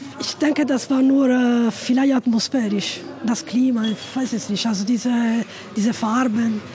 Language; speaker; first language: German; non-native, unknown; Italian